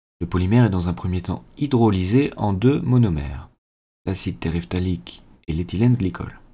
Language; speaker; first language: French; native; French